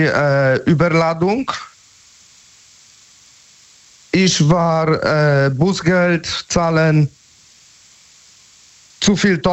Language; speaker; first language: German; non-native, learner; Polish